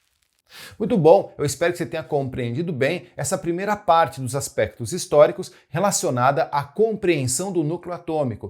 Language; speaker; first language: Portuguese; native; Portuguese